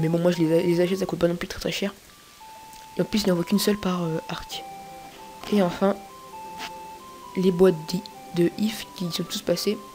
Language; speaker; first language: French; native; French